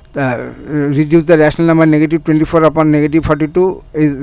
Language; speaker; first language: English; non-native, local second language; Bangla